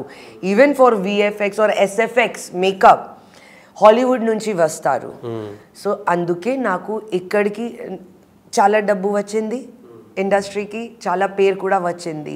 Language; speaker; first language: Telugu; non-native, learner; Hindi